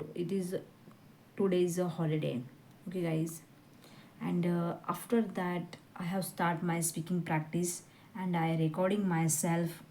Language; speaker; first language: English; non-native, learner; Hindi